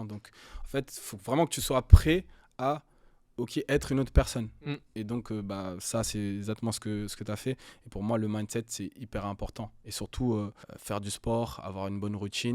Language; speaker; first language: French; native; French